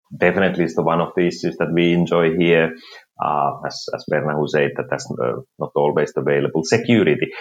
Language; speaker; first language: English; non-native, fluent; Finnish